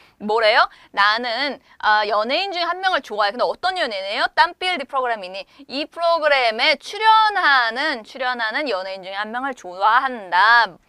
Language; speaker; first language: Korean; native; Korean